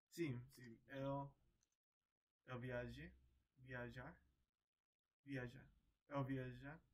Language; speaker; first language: Portuguese; non-native, learner; English